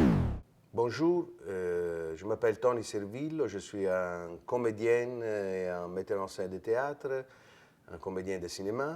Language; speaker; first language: French; non-native, fluent; Italian